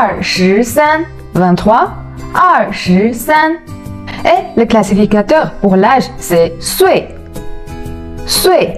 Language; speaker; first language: French; non-native, fluent; Chinese